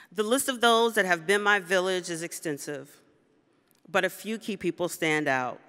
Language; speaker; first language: English; native; English